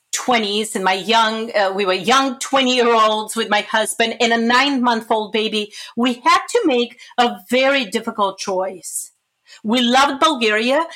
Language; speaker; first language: English; non-native, fluent; Bulgarian